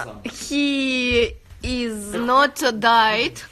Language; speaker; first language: English; non-native, learner; Russian